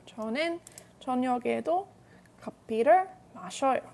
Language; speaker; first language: Korean; non-native, fluent; English